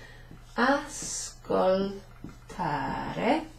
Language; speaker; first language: Italian; non-native, fluent; English